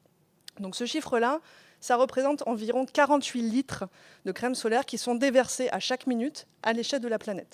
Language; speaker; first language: French; native; French